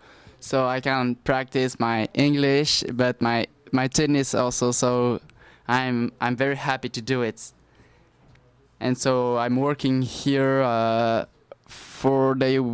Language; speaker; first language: English; non-native, learner; French